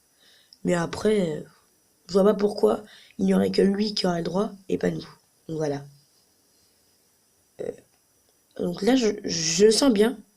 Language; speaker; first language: French; native; French